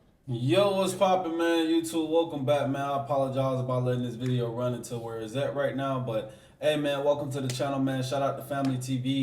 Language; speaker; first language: English; native; English